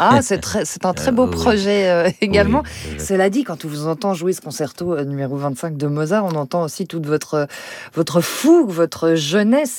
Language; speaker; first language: French; native; French